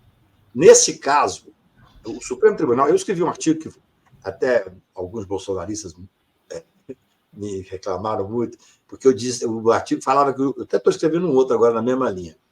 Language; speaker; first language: Portuguese; native; Portuguese